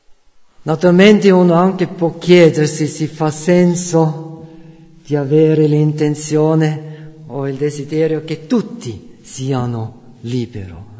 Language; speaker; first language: Italian; non-native, fluent; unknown